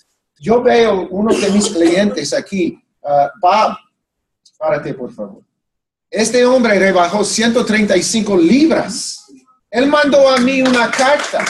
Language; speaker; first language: Spanish; non-native, fluent; English